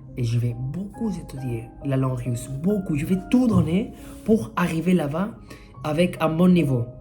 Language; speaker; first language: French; non-native, fluent; Spanish